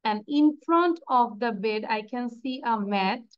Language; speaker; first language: English; non-native, local second language; Bangla